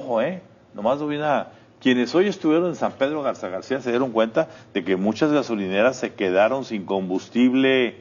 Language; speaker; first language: Spanish; native; Spanish